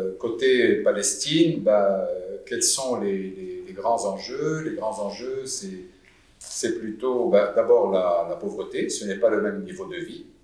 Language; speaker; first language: French; non-native, local second language; Arabic